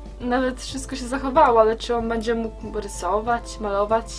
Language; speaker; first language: Polish; native; Polish